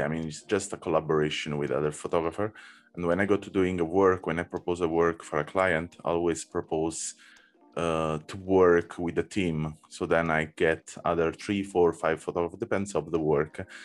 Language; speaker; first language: English; non-native, learner; Italian